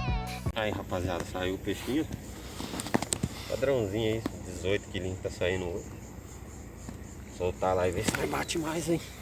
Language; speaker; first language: Portuguese; native; Portuguese